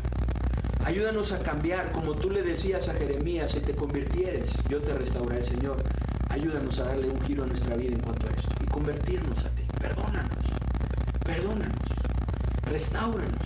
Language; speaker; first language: Spanish; native; Spanish